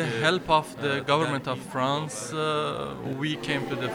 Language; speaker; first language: English; non-native, learner; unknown